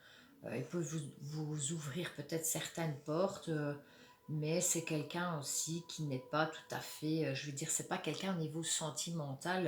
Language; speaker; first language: French; native; French